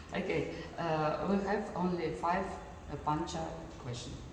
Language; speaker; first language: English; non-native, learner; Russian